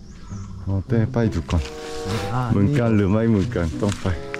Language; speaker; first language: Thai; non-native, learner; Korean